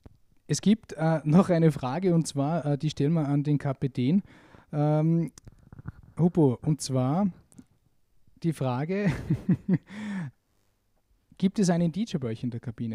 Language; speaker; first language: German; native; German